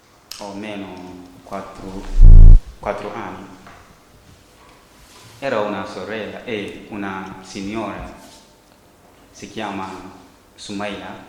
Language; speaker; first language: Italian; non-native, learner; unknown